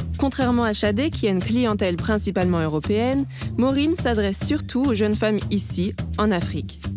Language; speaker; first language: French; native; French